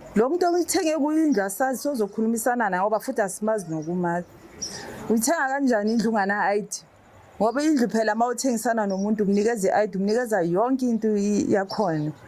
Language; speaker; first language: Zulu; native; Zulu